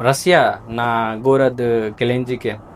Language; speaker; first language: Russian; non-native, learner; Hindi